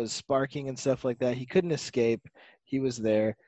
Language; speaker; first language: English; native; English